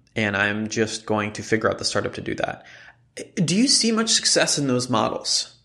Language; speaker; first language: English; non-native, fluent; Hebrew